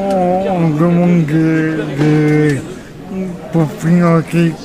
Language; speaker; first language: French; early bilingual, other home language; Gujarati